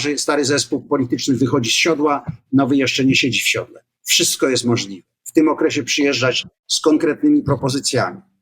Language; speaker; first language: Polish; native; Polish